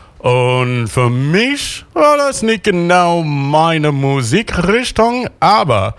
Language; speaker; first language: German; non-native, learner; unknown